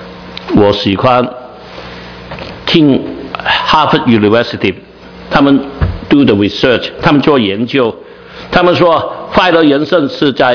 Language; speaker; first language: Chinese; non-native, learner; Cantonese